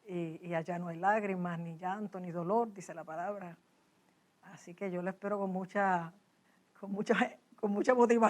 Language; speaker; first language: Spanish; native; Spanish